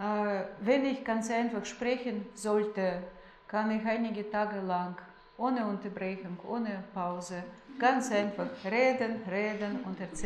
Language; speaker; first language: German; non-native, fluent; Russian